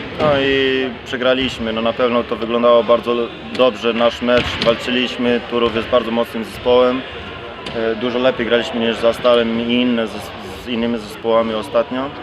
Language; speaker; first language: Polish; non-native, fluent; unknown